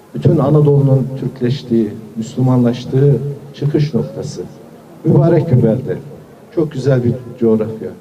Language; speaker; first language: Turkish; native; Turkish